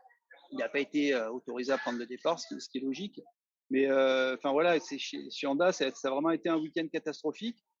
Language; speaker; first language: French; native; French